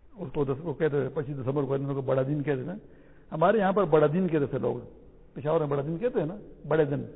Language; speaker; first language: Urdu; non-native, local second language; Pashto